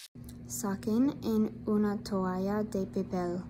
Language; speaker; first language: Spanish; non-native, learner; English